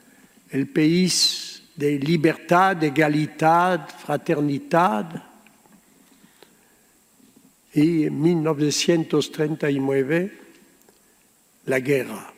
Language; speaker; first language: Spanish; early bilingual, heritage; Spanish